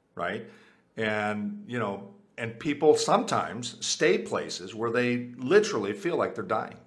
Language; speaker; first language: English; early bilingual, other home language; Spanish